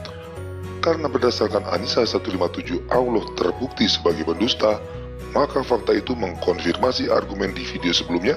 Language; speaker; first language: Indonesian; native; Indonesian